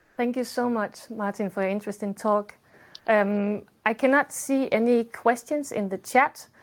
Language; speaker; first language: English; non-native, fluent; Danish